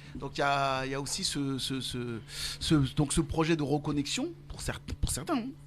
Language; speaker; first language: French; early bilingual, other home language; Lingala